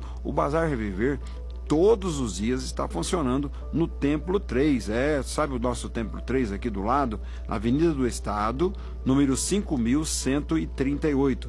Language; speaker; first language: Portuguese; native; Portuguese